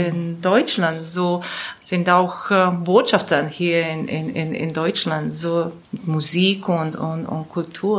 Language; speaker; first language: German; non-native, learner; Latvian